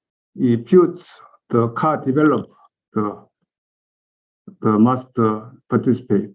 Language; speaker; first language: English; non-native, learner; Korean